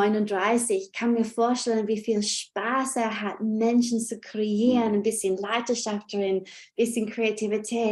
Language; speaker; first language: German; non-native, fluent; English